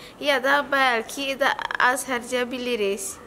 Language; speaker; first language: Turkish; non-native, learner; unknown